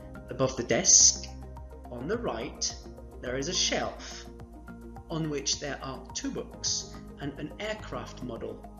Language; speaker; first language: English; non-native, fluent; French